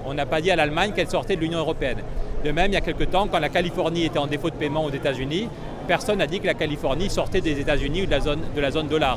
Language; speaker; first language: French; native; French